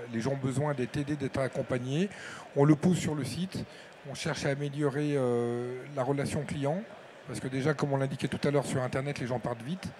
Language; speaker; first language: French; native; French